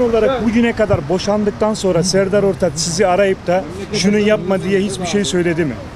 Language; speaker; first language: Turkish; native; Turkish